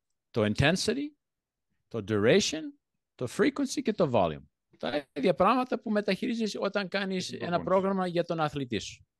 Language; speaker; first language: Greek; early bilingual, heritage; Greek